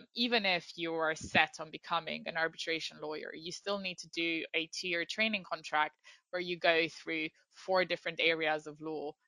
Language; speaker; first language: English; non-native, fluent; Romanian